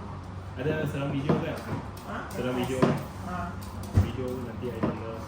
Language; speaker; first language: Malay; non-native, local second language; Chinese